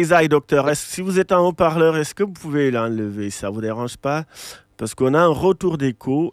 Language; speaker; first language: French; non-native, local second language; Wolof